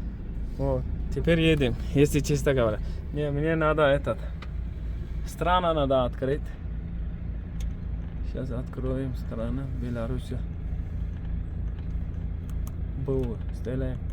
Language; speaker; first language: Russian; non-native, learner; Uzbek